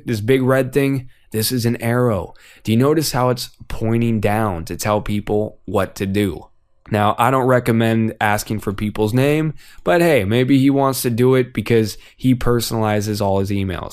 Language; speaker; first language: English; native; English